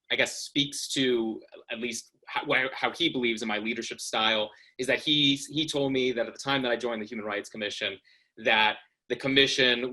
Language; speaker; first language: English; native; English